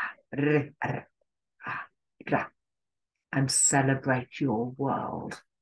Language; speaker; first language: English; native; English